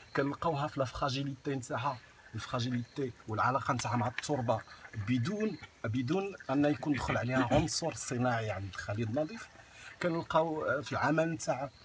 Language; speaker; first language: Arabic; native; Arabic